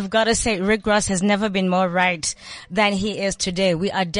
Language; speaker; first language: English; non-native, local second language; Zulu